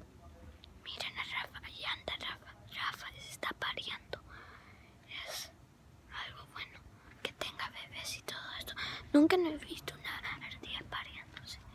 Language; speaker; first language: Spanish; early bilingual, heritage; Spanish